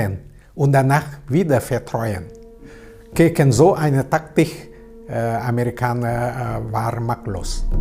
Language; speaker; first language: German; non-native, learner; Vietnamese